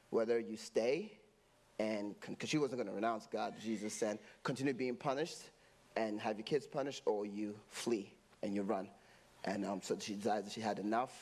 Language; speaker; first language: English; non-native, local second language; Igbo